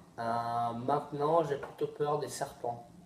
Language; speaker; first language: French; early bilingual, heritage; Swedish